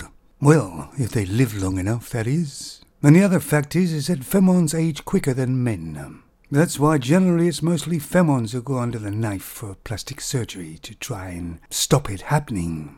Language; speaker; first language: English; native; English